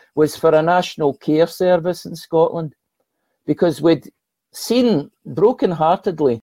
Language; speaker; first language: English; native; English